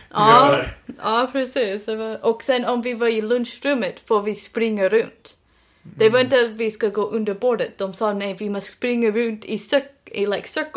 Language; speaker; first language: Swedish; non-native, learner; English